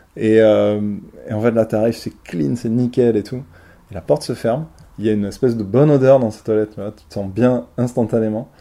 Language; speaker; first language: French; native; French